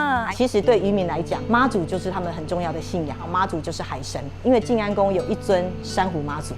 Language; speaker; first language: Chinese; native; Chinese